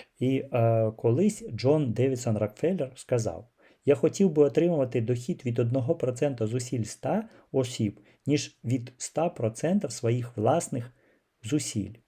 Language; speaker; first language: Ukrainian; non-native, local second language; Russian